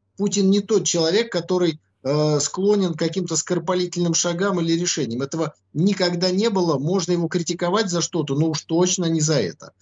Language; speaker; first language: Russian; native; Russian